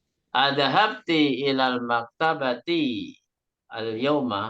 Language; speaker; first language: Arabic; non-native, learner; Indonesian